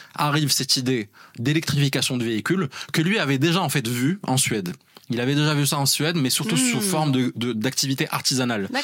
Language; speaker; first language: French; non-native, local second language; Arabic